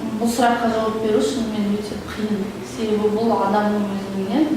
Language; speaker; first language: Kazakh; non-native, local second language; Russian